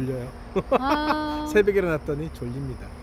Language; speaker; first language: Korean; native; Korean